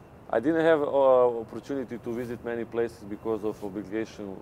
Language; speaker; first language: English; non-native, fluent; Serbian